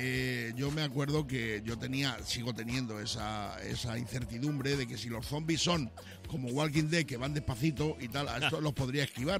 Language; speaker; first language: Spanish; native; Spanish